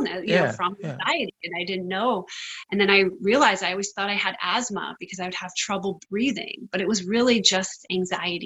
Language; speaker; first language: English; native; English